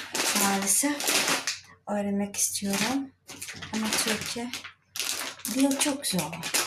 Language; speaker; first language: Turkish; non-native, learner; Filipino